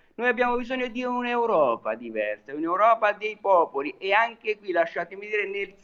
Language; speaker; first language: Italian; native; Italian